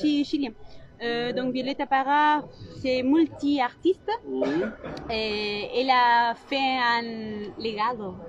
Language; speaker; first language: French; non-native, local second language; Spanish